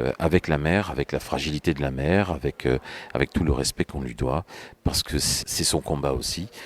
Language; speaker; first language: French; native; French